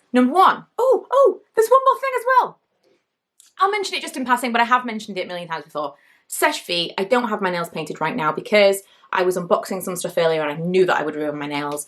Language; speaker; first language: English; native; English